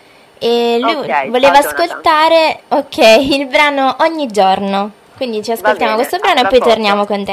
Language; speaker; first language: Italian; native; Italian